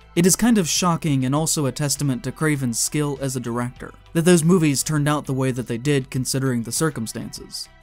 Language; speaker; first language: English; native; English